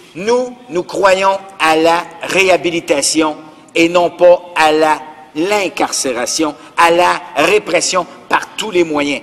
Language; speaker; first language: French; native; French